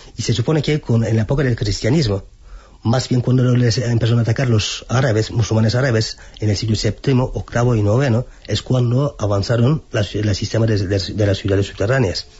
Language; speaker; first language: Spanish; non-native, fluent; Turkish